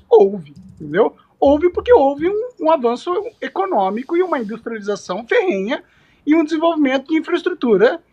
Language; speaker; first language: Portuguese; native; Portuguese